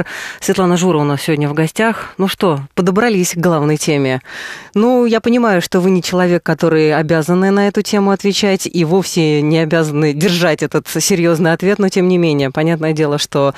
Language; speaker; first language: Russian; native; Russian